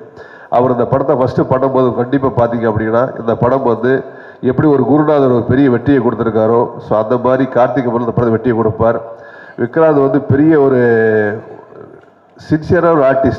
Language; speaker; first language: Tamil; native; Tamil